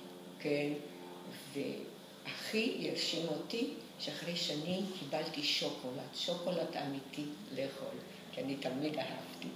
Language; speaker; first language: Hebrew; early bilingual, other home language; Romanian